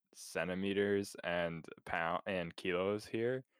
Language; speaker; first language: English; native; English